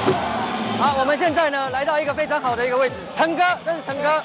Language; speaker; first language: Chinese; native; Chinese